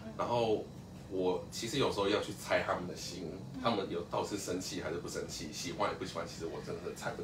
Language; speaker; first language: Chinese; native; Chinese